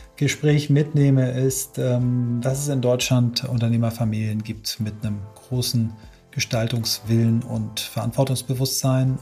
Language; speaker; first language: German; native; German